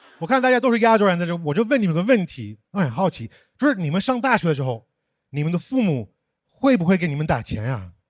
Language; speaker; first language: Chinese; non-native, fluent; English